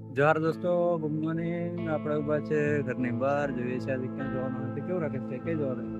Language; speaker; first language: Gujarati; non-native, local second language; Rathawi